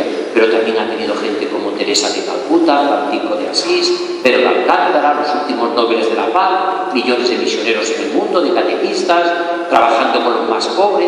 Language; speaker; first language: Spanish; native; Spanish